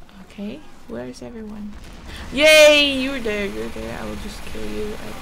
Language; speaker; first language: English; non-native, learner; Korean